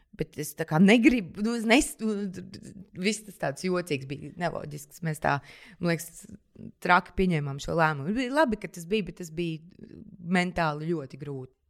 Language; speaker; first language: Latvian; native; Latvian